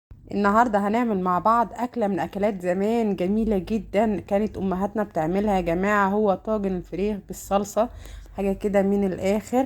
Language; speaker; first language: Arabic; native; Arabic